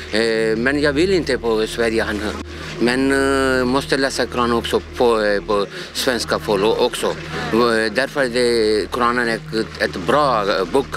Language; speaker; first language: Swedish; non-native, learner; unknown